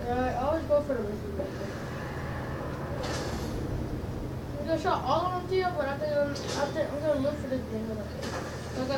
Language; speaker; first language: English; native; English